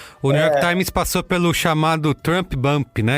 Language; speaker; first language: Portuguese; native; Portuguese